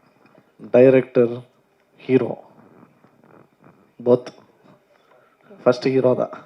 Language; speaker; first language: Tamil; non-native, learner; Kannada